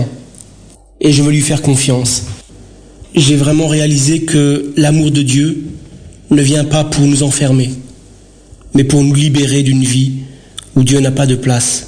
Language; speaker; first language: French; early bilingual, other home language; Portuguese